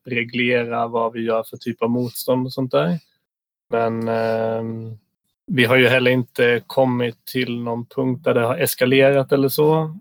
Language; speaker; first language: Swedish; native; Swedish